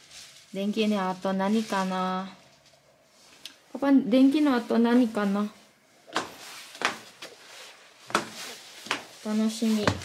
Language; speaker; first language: Japanese; non-native, learner; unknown